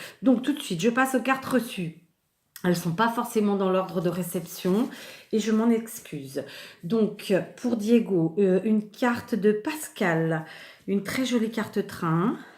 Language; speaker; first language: French; native; French